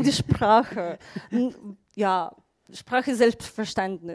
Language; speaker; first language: German; non-native, fluent; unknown